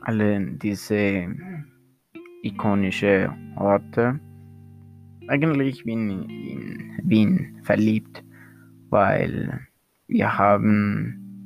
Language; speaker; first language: German; non-native, learner; Spanish